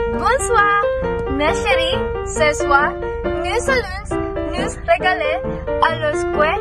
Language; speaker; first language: French; non-native, learner; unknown